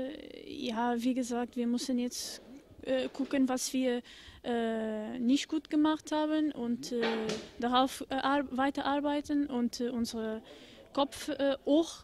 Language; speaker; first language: German; non-native, fluent; Portuguese